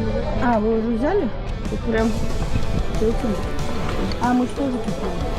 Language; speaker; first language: Russian; native; Russian